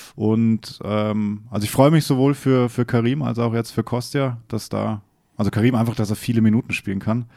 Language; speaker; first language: German; native; German